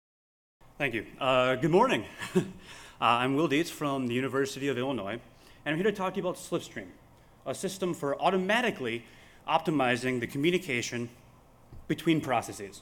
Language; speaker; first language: English; native; English